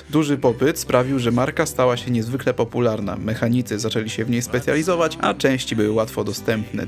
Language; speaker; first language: Polish; native; Polish